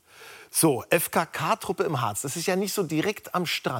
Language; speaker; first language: German; native; German